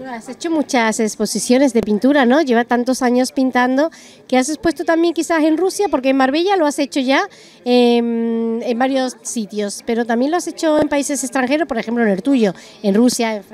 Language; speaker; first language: Spanish; native; Spanish